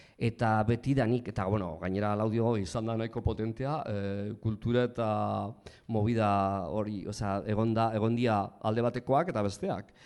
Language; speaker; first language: Basque; non-native, local second language; Spanish